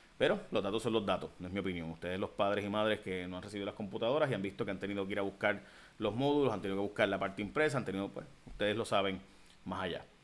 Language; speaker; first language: Spanish; early bilingual, heritage; Spanish